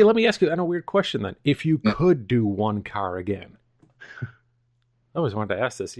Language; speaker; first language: English; native; English